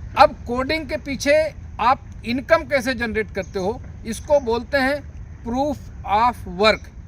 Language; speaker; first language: Hindi; native; Hindi